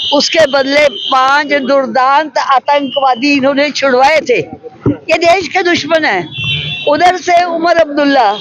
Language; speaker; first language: Hindi; non-native, local second language; Punjabi